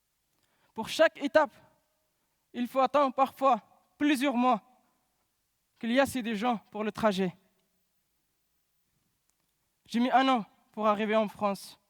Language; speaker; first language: French; non-native, learner; Pashto